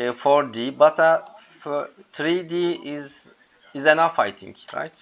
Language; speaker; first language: English; non-native, learner; Turkish